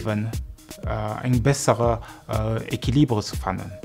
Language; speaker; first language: German; non-native, local second language; Luxembourgish